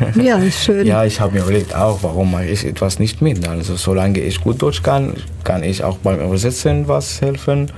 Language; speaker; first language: German; non-native, fluent; Arabic